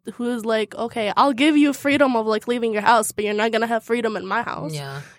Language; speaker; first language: English; early bilingual, heritage; Arabic